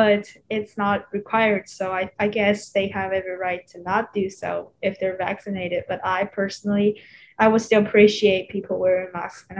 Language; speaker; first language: English; non-native, fluent; Chinese